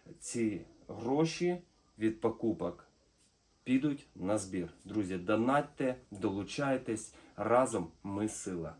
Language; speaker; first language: Ukrainian; non-native, local second language; Russian